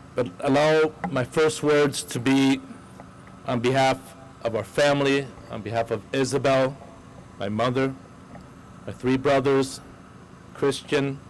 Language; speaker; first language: English; early bilingual, other home language; Spanish